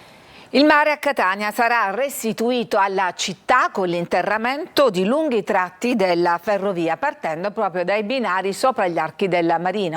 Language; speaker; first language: Italian; native; Italian